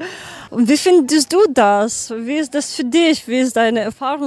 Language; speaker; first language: German; non-native, learner; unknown